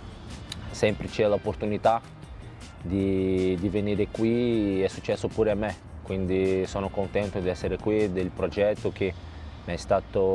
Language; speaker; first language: Italian; non-native, fluent; Portuguese